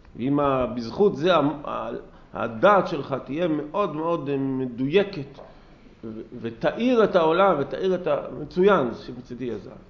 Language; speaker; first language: Hebrew; native; Hebrew